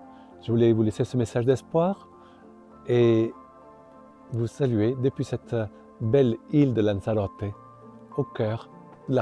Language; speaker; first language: French; native; French